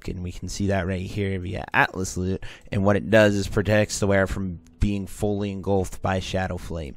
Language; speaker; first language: English; native; English